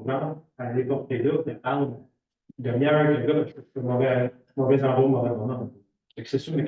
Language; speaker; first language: French; native; French